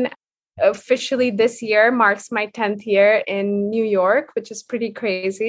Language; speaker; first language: English; non-native, local second language; Hindi